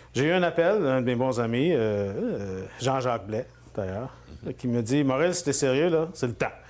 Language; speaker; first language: French; native; French